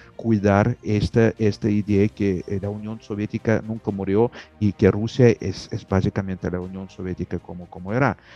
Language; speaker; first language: Spanish; non-native, fluent; Russian